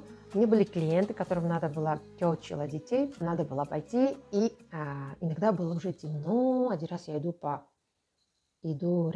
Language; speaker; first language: Russian; non-native, local second language; Georgian